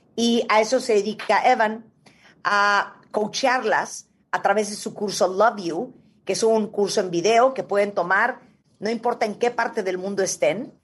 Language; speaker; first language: Spanish; native; Spanish